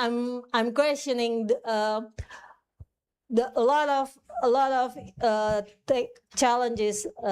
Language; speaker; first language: English; non-native, fluent; Indonesian